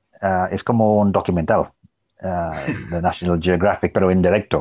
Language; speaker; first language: Spanish; non-native, fluent; English